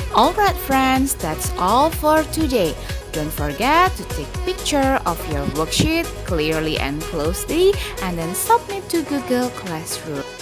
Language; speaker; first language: English; non-native, fluent; Indonesian